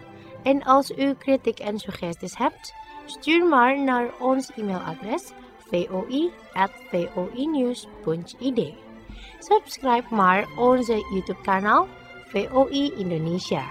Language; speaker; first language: Dutch; non-native, fluent; Indonesian